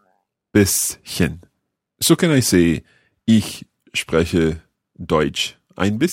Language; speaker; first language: German; non-native, learner; English